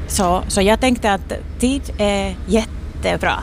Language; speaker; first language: Swedish; non-native, local second language; Finnish